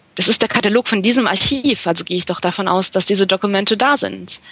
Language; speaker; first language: German; native; German